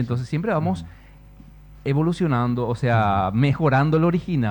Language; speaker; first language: Spanish; native; Spanish